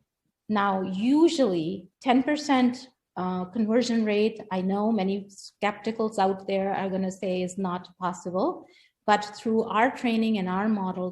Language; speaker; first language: English; non-native, local second language; Hindi